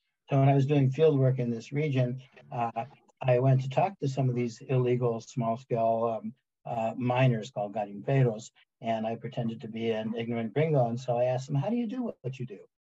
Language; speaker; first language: English; native; English